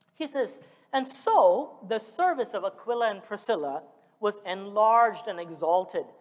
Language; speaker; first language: English; early bilingual, other home language; Malayalam